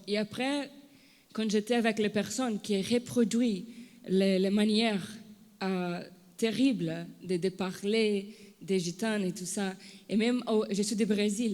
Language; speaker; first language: French; non-native, learner; Portuguese